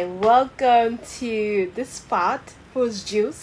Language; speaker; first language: English; non-native, fluent; Haitian Creole